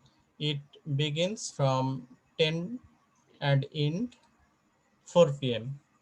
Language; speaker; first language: English; non-native, fluent; Bangla